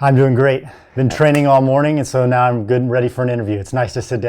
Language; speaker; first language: English; native; English